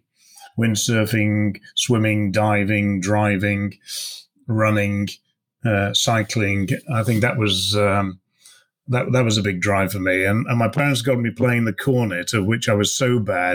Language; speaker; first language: English; native; English